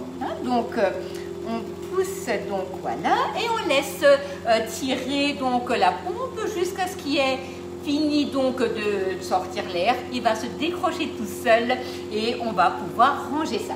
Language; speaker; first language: French; native; French